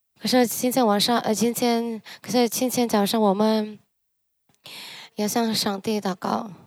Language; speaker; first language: Chinese; early bilingual, heritage; Chinese